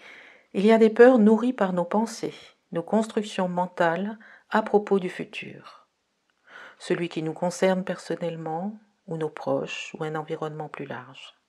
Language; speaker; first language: French; native; French